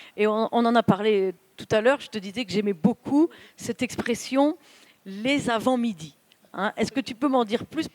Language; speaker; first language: French; native; French